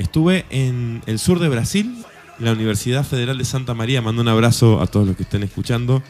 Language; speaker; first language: Spanish; native; Spanish